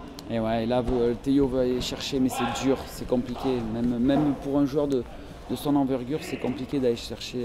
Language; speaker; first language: French; native; French